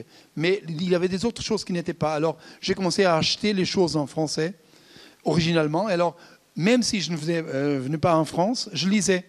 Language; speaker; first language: French; non-native, fluent; Portuguese